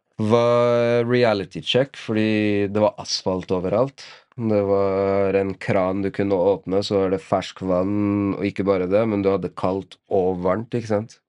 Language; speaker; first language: Norwegian; early bilingual, other home language; Arabic